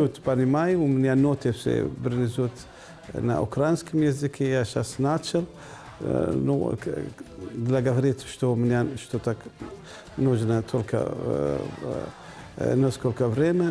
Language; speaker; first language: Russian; non-native, learner; Arabic